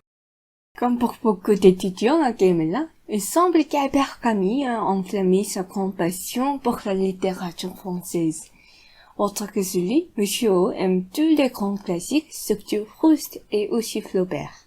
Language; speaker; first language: French; non-native, fluent; Korean